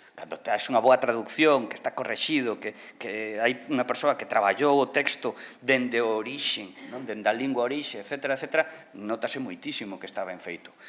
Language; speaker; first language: Galician; non-native, local second language; Spanish